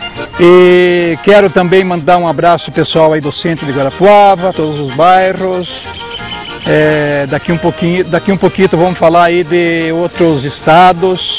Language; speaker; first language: Portuguese; native; Portuguese